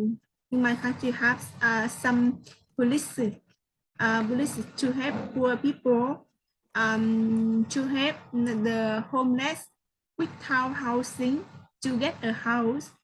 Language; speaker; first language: English; non-native, learner; Vietnamese